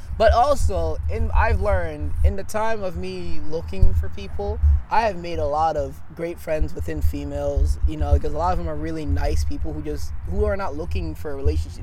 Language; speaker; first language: English; early bilingual, other home language; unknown